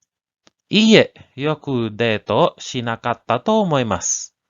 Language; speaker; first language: Japanese; non-native, learner; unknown